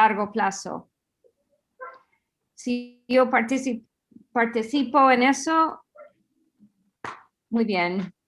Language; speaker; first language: Spanish; non-native, fluent; English